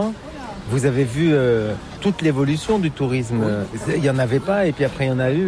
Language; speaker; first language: French; native; French